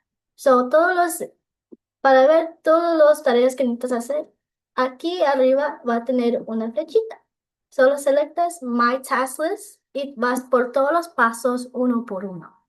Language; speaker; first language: Spanish; non-native, local second language; English